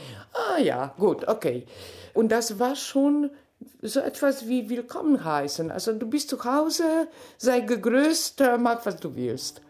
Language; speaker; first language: German; non-native, fluent; Polish